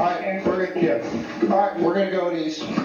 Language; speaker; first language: English; native; English